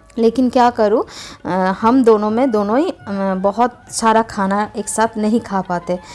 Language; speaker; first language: Hindi; non-native, local second language; Bangla